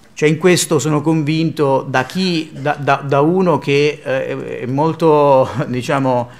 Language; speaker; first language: Italian; native; Italian